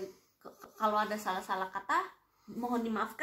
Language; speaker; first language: Indonesian; non-native, local second language; Javanese